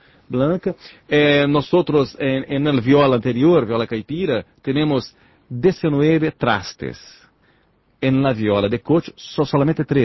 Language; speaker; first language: Spanish; non-native, learner; Portuguese